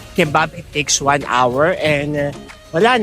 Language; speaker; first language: English; non-native, local second language; Filipino